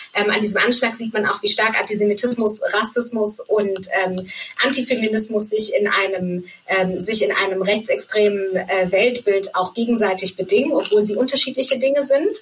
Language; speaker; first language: German; native; German